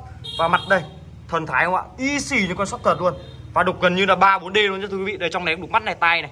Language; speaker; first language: Vietnamese; native; Vietnamese